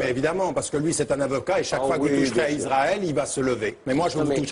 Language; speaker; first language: French; early bilingual, heritage; French